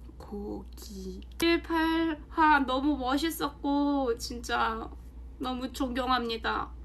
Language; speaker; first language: Korean; non-native, fluent; Mongolian